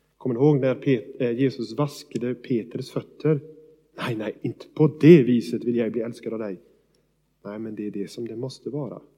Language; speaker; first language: Swedish; native; Swedish